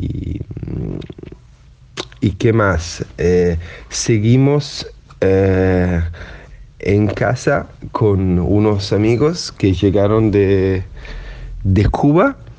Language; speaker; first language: Spanish; non-native, fluent; Italian